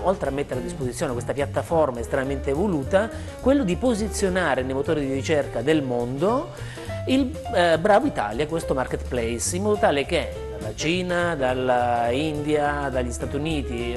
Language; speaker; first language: Italian; native; Italian